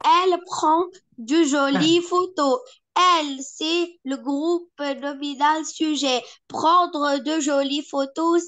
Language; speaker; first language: French; non-native, learner; Arabic